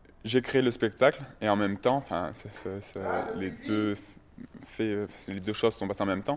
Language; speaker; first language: French; native; French